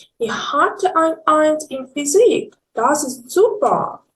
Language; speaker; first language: German; non-native, learner; Ukrainian